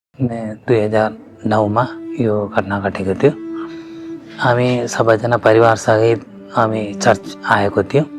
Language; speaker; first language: Nepali; non-native, fluent; Malayalam